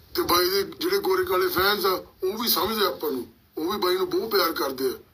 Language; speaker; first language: Punjabi; early bilingual, heritage; Punjabi